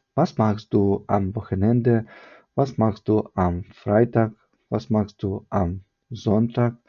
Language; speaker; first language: German; non-native, fluent; Ukrainian